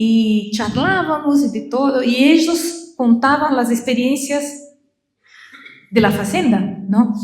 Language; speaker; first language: Spanish; non-native, learner; Portuguese